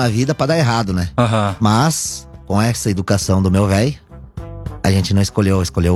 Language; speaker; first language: Portuguese; native; Portuguese